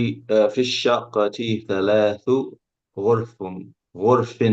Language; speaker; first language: Arabic; non-native, learner; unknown